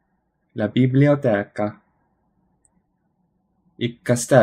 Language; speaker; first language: Italian; non-native, learner; English